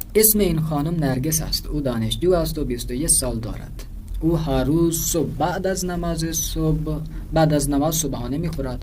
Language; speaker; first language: Persian; non-native, fluent; Urdu